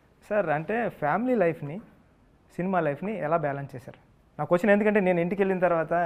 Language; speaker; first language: Telugu; native; Telugu